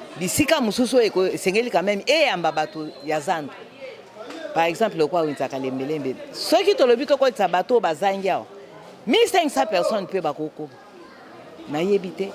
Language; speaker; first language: Lingala; native; Lingala